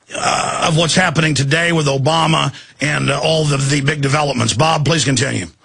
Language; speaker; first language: English; native; English